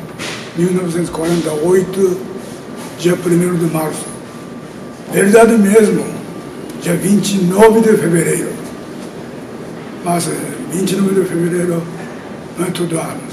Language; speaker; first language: Portuguese; non-native, learner; Japanese